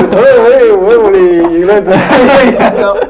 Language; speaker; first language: Korean; non-native, learner; Chinese